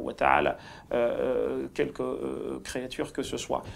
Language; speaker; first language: French; non-native, local second language; Ngazidja Comorian